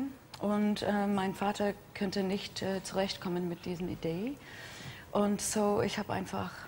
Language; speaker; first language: German; non-native, fluent; English